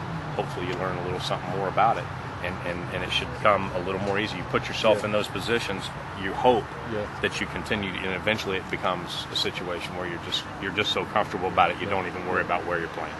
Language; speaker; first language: English; native; English